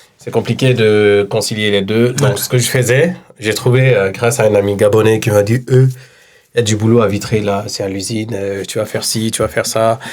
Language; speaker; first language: French; non-native, local second language; Wolof